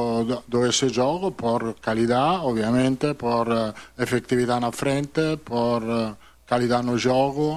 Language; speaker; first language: Portuguese; non-native, fluent; Italian